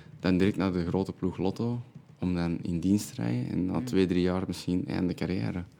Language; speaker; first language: Dutch; native; Dutch